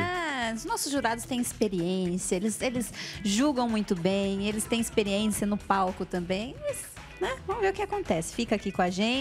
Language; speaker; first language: Portuguese; native; Portuguese